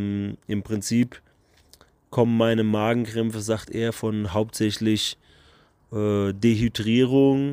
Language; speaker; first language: German; native; German